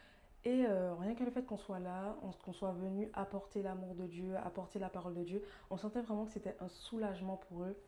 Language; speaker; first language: French; native; French